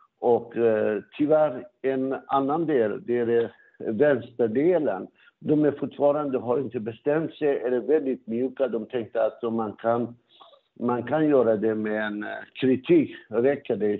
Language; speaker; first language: Swedish; non-native, fluent; Persian